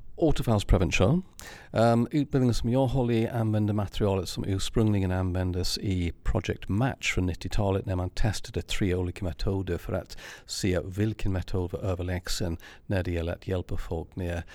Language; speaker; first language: Swedish; non-native, fluent; English